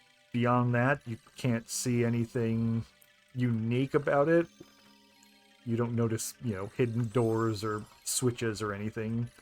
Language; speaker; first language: English; native; English